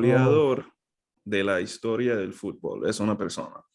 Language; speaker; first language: Spanish; non-native, fluent; English